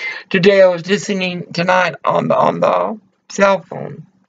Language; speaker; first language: English; early bilingual, other home language; Spanish